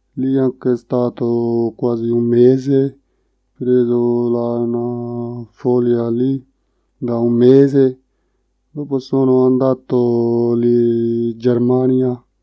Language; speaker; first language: Italian; non-native, learner; Punjabi